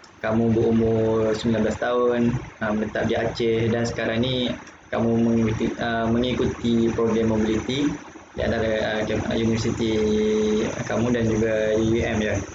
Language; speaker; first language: Malay; native; Malay